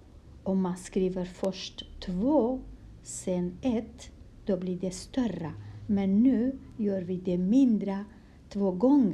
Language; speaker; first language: Swedish; non-native, fluent; Kurdish